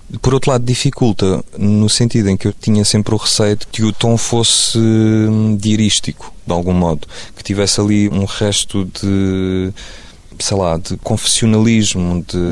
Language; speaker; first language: Portuguese; early bilingual, other home language; French